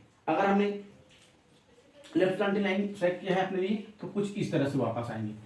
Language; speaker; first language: Hindi; native; Hindi